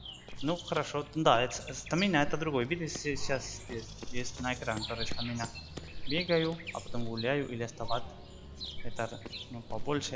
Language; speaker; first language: Russian; non-native, learner; Spanish